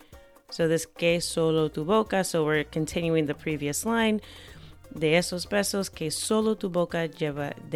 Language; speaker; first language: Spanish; non-native, fluent; English